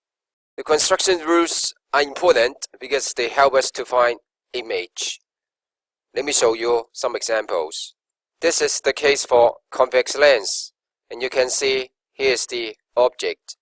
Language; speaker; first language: English; non-native, local second language; Cantonese